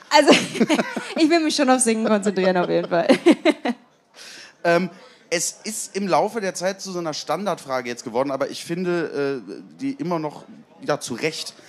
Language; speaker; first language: German; native; German